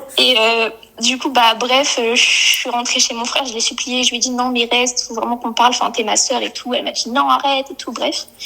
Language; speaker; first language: French; native; French